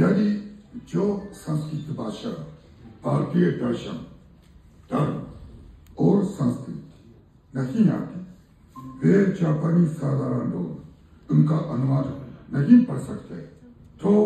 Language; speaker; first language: Hindi; non-native, fluent; Japanese